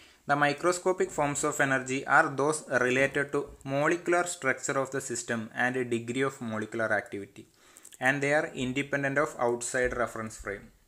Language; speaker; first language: English; non-native, local second language; Malayalam